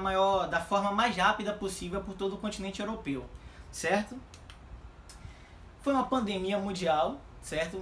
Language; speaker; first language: Portuguese; native; Portuguese